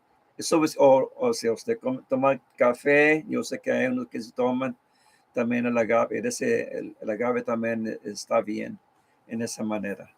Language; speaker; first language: Spanish; early bilingual, heritage; Spanish